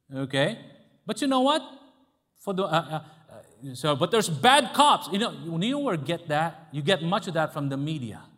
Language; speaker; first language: English; non-native, local second language; Filipino